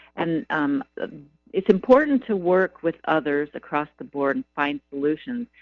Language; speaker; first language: English; native; English